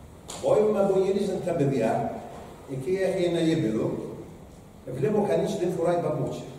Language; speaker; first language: Greek; non-native, learner; Arabic